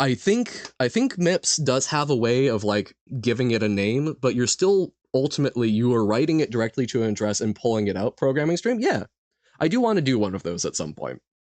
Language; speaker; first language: English; native; English